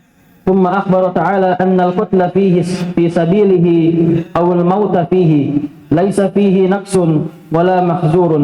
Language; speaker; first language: Arabic; non-native, learner; Indonesian